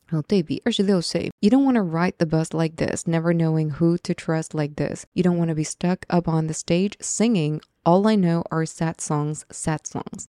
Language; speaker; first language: English; non-native, fluent; Chinese